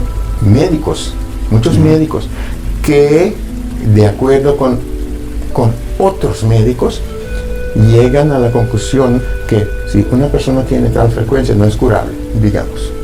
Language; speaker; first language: Spanish; non-native, fluent; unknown